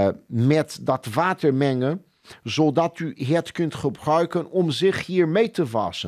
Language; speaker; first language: Dutch; non-native, fluent; Portuguese